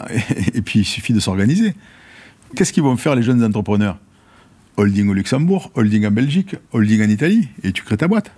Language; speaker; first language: French; native; French